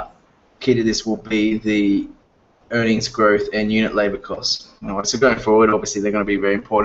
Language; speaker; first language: English; native; English